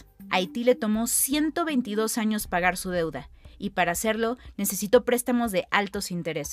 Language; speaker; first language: Spanish; native; Spanish